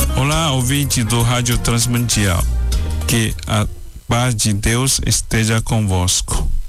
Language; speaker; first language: Portuguese; non-native, fluent; Chinese